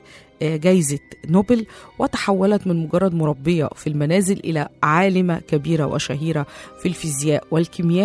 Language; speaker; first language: Arabic; native; Arabic